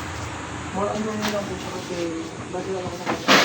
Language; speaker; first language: Filipino; native; Filipino